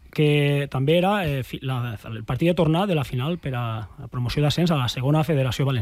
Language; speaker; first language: Catalan; native; Catalan